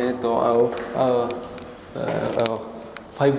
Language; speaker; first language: English; non-native, learner; Japanese